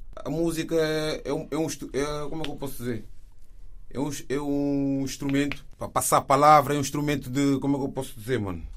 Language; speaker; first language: Portuguese; non-native, fluent; Wolof